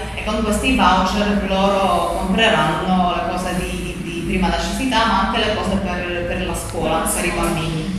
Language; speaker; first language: Italian; non-native, fluent; Polish